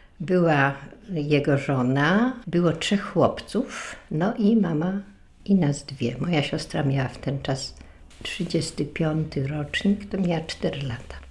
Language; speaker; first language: Polish; native; Polish